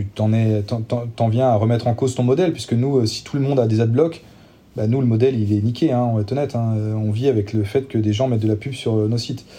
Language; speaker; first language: French; native; French